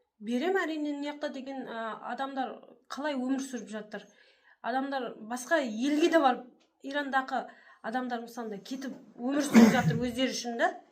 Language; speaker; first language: Kazakh; early bilingual, heritage; Kazakh